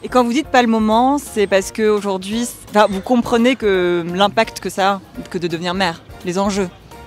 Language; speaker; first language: French; native; French